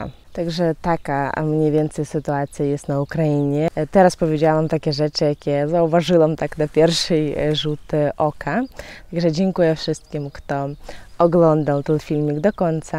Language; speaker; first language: Polish; non-native, fluent; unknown